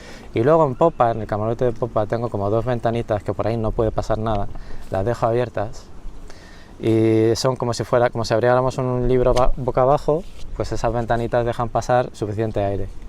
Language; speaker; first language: Spanish; native; Spanish